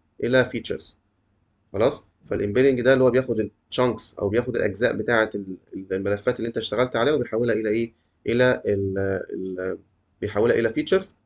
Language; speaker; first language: Arabic; native; Arabic